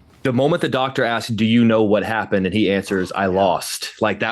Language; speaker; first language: English; native; English